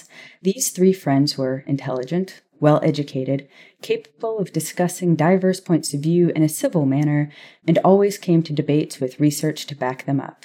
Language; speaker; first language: English; native; English